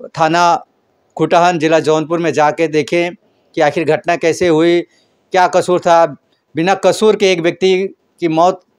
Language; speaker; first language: Hindi; native; Hindi